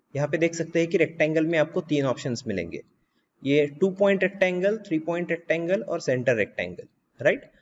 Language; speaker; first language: Hindi; native; Hindi